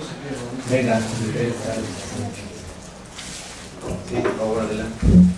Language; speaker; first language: Spanish; native; Spanish